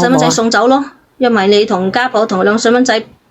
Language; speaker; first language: Cantonese; native; Cantonese